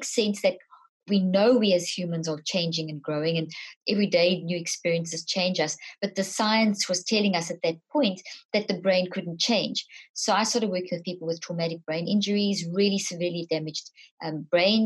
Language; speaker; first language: English; native; English